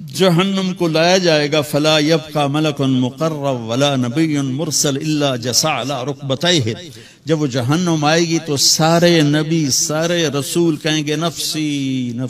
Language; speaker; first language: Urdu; non-native, local second language; Punjabi